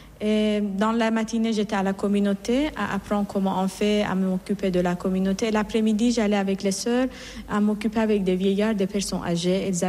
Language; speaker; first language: French; non-native, fluent; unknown